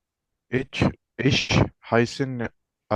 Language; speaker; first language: German; non-native, learner; Arabic